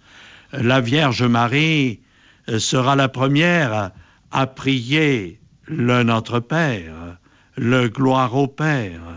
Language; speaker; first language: French; native; French